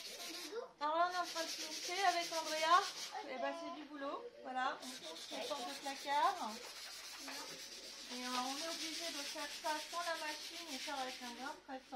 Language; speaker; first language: French; native; French